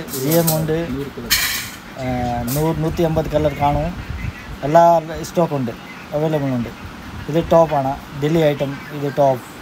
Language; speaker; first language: Malayalam; non-native, local second language; Hindi